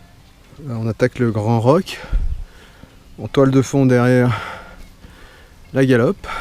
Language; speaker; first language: French; native; French